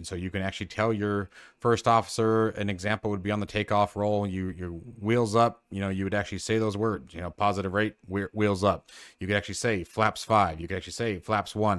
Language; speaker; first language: English; native; English